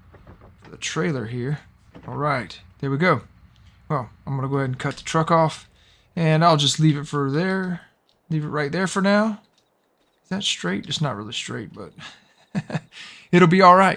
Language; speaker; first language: English; native; English